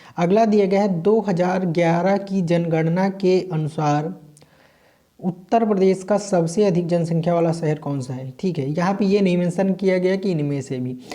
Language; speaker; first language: Hindi; native; Hindi